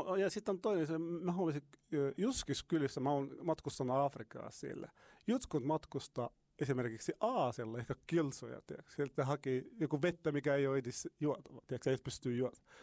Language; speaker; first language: Finnish; non-native, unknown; Arabic